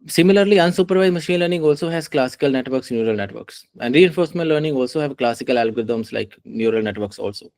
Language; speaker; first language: English; non-native, local second language; Punjabi